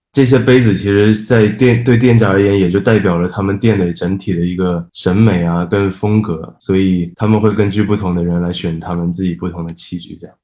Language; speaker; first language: Chinese; non-native, fluent; Japanese